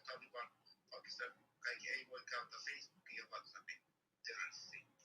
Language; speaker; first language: Finnish; non-native, learner; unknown